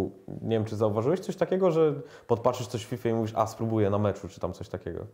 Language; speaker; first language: Polish; native; Polish